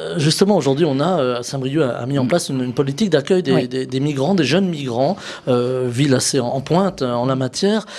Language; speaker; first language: French; native; French